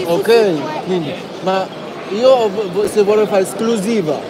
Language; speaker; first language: Italian; non-native, learner; Arabic